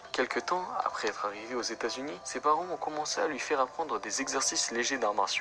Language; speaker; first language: French; native; French